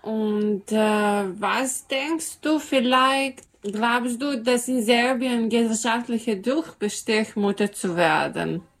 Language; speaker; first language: German; non-native, learner; Serbian